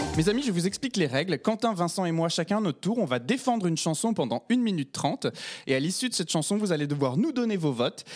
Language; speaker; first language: French; native; French